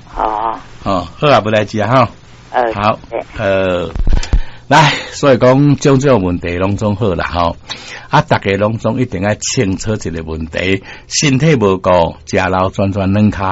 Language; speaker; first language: Chinese; non-native, local second language; Min Nan Chinese